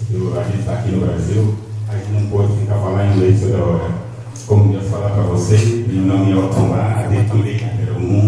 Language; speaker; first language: Portuguese; non-native, learner; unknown